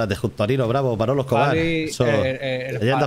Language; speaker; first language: Spanish; native; Spanish